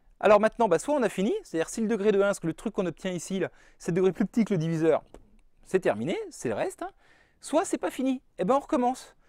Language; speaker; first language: French; native; French